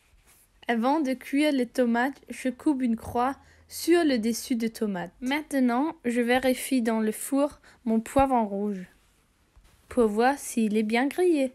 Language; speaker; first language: French; non-native, fluent; English